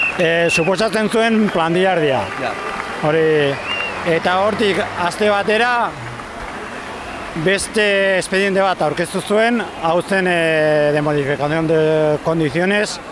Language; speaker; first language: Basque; non-native, local second language; Spanish